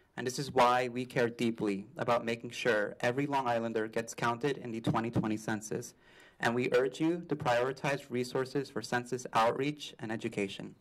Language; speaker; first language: English; native; English